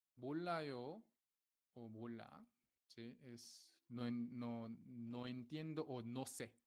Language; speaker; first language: Spanish; non-native, fluent; Korean